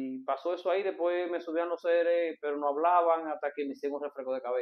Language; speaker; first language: Spanish; native; Spanish